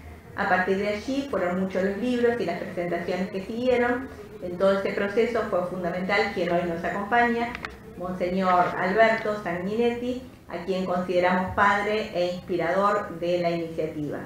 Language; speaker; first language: Spanish; native; Spanish